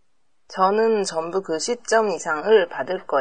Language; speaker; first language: Korean; non-native, learner; Japanese